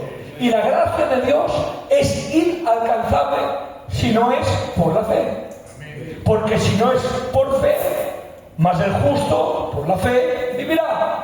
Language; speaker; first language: Spanish; native; Spanish